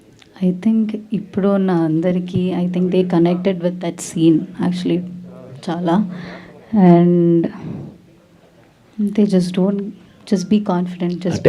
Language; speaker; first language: Telugu; non-native, learner; Malayalam